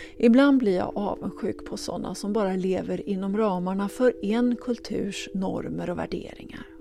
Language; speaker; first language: Swedish; native; Swedish